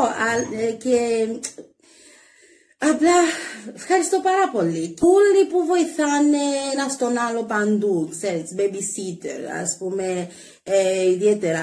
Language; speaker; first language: Greek; non-native, learner; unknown